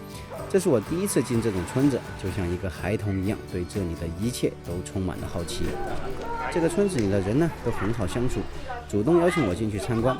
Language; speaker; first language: Chinese; native; Chinese